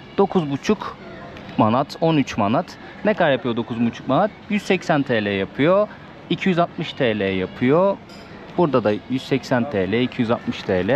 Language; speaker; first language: Turkish; native; Turkish